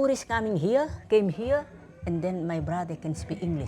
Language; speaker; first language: English; non-native, learner; Batak Toba